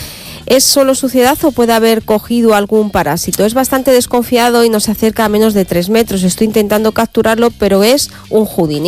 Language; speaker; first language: Spanish; native; Spanish